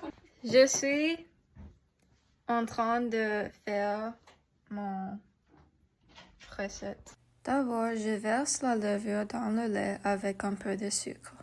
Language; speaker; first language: French; non-native, learner; English